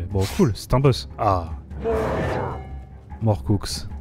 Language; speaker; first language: French; native; French